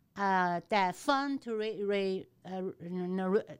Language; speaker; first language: English; non-native, fluent; Chinese